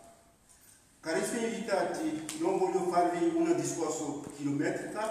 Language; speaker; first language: Italian; non-native, fluent; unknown